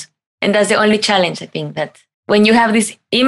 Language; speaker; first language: English; non-native, fluent; Spanish